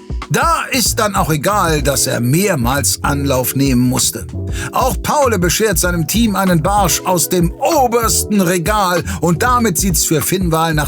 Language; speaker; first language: German; native; German